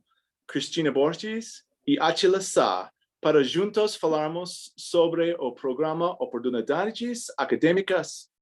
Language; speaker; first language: Portuguese; non-native, fluent; English